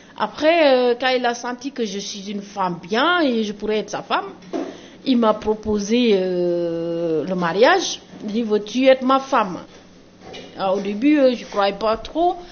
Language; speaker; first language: French; non-native, local second language; Wolof